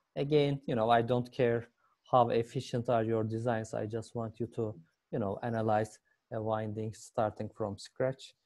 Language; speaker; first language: English; non-native, fluent; Turkish